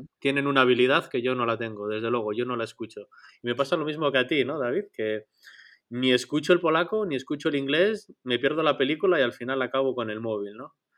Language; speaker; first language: Spanish; native; Spanish